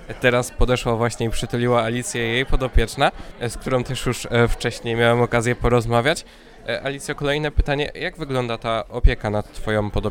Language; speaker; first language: Polish; native; Polish